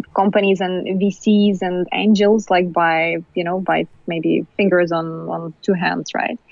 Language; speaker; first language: English; non-native, fluent; Ukrainian